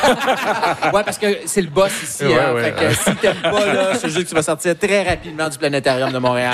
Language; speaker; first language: French; native; French